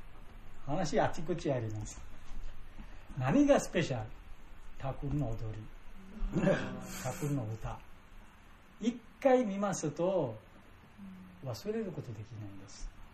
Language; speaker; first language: Japanese; non-native, learner; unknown